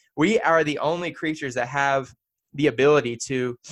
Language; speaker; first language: English; native; English